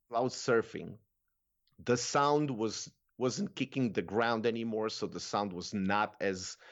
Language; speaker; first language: English; non-native, fluent; Romanian